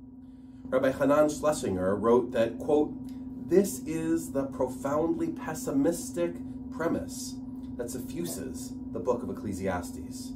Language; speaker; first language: English; native; English